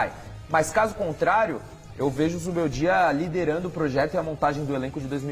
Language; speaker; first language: Portuguese; native; Portuguese